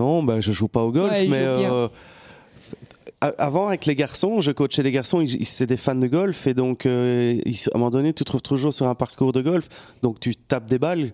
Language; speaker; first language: French; native; French